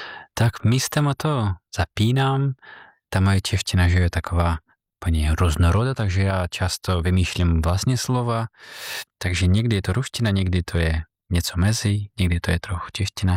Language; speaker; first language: Czech; non-native, fluent; Russian